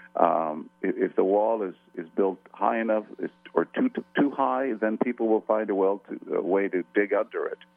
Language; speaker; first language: English; early bilingual, other home language; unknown